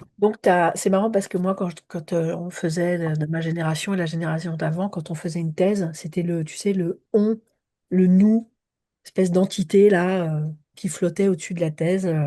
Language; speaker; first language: French; native; French